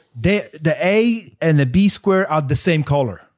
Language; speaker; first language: English; non-native, fluent; Polish